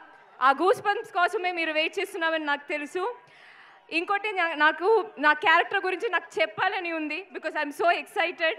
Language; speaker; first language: Telugu; non-native, fluent; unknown